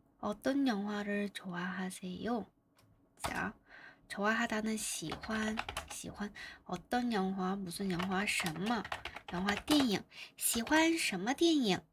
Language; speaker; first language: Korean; non-native, fluent; Chinese